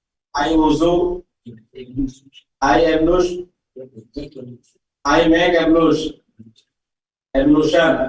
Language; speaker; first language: English; non-native, learner; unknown